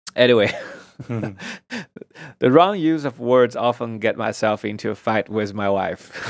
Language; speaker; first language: English; non-native, fluent; Chinese